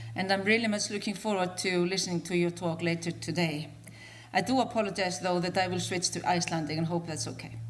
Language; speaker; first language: English; non-native, fluent; Icelandic